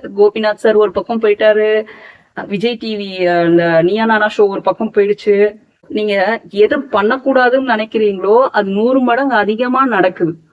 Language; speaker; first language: Tamil; non-native, local second language; Telugu